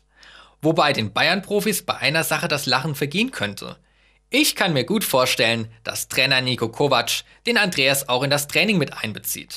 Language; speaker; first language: German; native; German